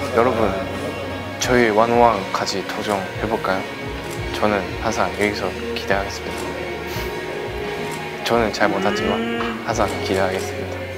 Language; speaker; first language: Korean; non-native, learner; Chinese